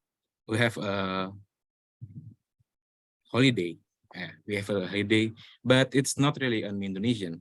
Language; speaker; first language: English; non-native, learner; Indonesian